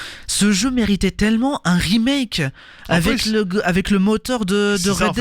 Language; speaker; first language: French; native; French